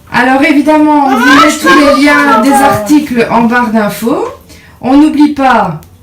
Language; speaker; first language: French; native; French